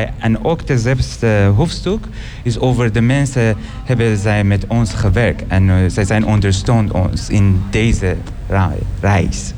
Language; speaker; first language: Dutch; non-native, learner; Persian